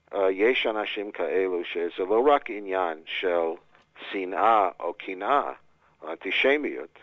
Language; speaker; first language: Hebrew; non-native, fluent; English